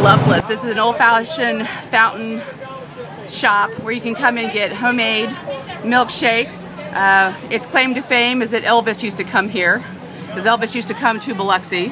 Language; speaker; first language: English; native; English